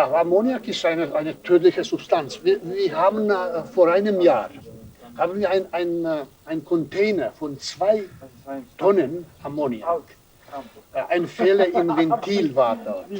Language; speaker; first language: German; non-native, fluent; Serbian